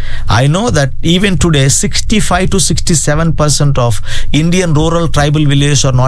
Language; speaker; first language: English; non-native, local second language; Telugu